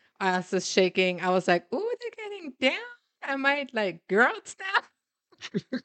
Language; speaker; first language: English; non-native, fluent; German